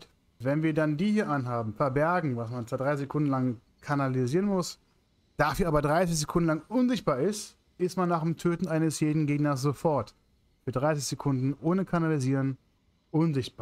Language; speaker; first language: German; native; German